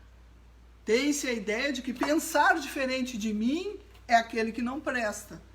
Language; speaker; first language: Portuguese; native; Portuguese